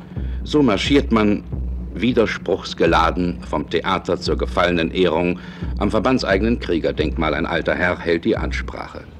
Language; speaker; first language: German; native; German